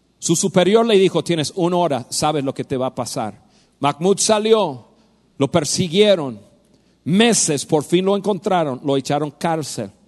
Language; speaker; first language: Spanish; non-native, fluent; English